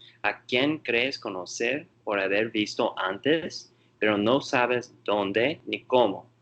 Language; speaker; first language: Spanish; non-native, learner; English